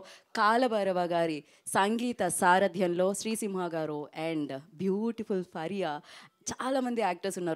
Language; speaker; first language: Telugu; native; Telugu